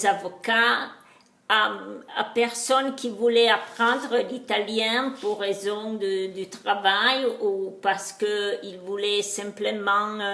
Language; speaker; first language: French; non-native, learner; Italian